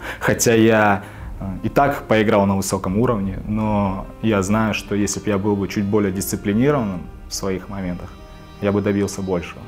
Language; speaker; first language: Russian; native; Russian